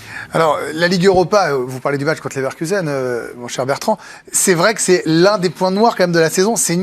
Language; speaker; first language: French; native; French